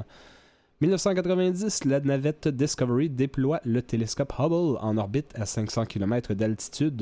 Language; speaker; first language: French; native; French